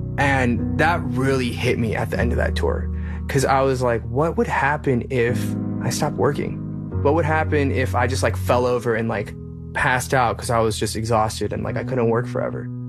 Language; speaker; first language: English; early bilingual, other home language; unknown